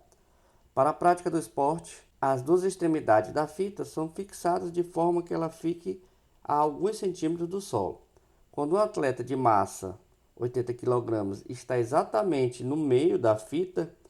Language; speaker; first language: Portuguese; native; Portuguese